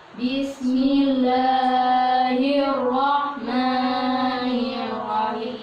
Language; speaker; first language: Arabic; non-native, learner; Indonesian